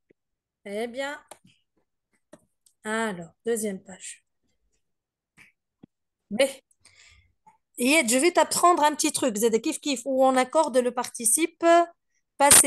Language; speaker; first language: French; non-native, fluent; Arabic